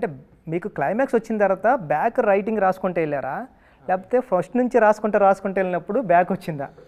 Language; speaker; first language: Telugu; native; Telugu